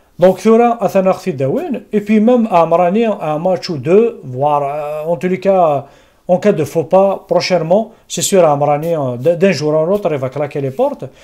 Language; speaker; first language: French; non-native, local second language; Kabyle